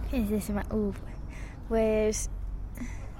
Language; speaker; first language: Spanish; non-native, fluent; English